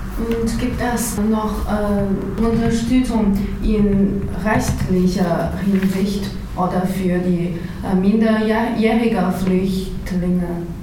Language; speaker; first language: German; non-native, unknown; Chinese